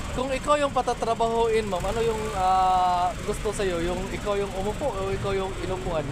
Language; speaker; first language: Filipino; non-native, local second language; Cebuano